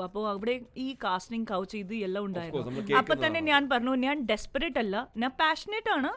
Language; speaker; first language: Malayalam; non-native, local second language; Hindi